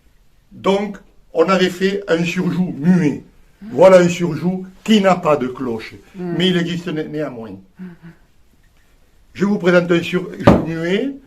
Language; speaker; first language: French; native; French